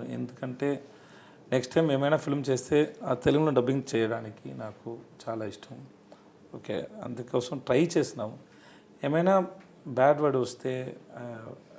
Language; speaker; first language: Telugu; non-native, learner; Tamil